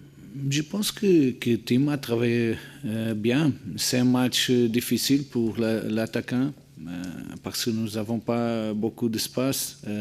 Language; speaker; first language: French; non-native, learner; Portuguese